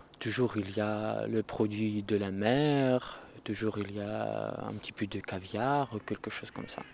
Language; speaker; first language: French; non-native, learner; Russian